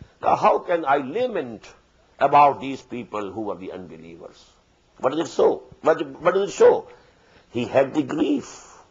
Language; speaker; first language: English; non-native, local second language; Urdu